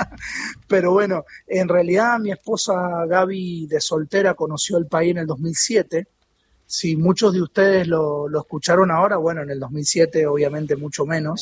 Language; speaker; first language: Spanish; native; Spanish